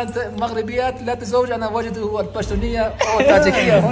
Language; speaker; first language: Arabic; non-native, learner; Pashto